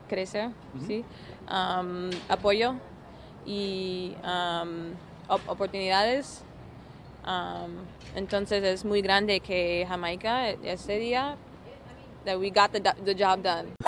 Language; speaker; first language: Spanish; non-native, learner; English